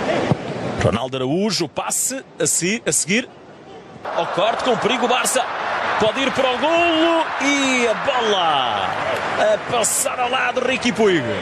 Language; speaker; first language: Portuguese; native; Portuguese